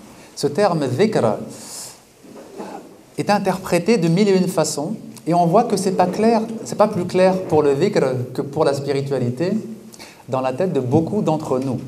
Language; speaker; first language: French; native; French